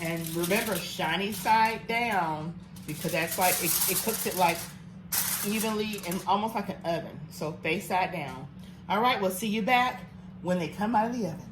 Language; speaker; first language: English; native; English